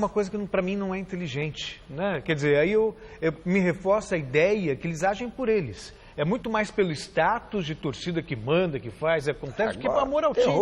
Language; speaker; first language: Portuguese; native; Portuguese